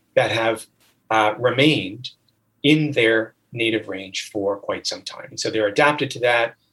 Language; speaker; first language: English; native; English